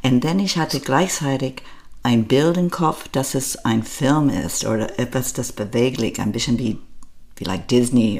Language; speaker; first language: German; non-native, learner; English